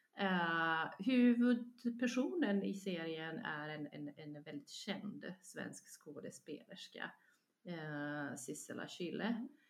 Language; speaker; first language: Swedish; non-native, fluent; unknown